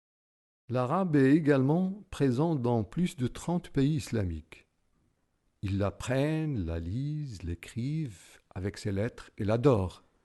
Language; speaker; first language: French; non-native, local second language; Arabic